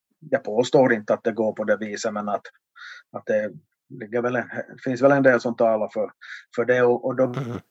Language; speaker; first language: Swedish; native; Swedish